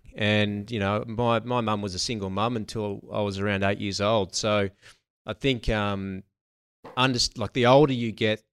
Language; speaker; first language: English; native; English